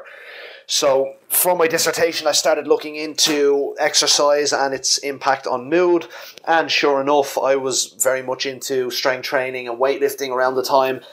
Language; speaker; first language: English; native; English